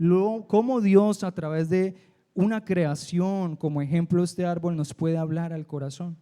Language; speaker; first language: Spanish; native; Spanish